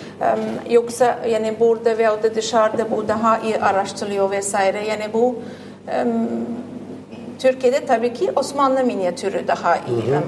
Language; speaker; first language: Turkish; non-native, fluent; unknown